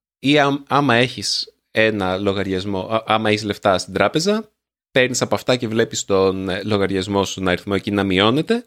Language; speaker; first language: Greek; native; Greek